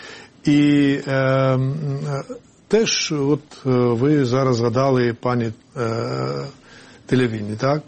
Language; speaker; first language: Ukrainian; non-native, fluent; Georgian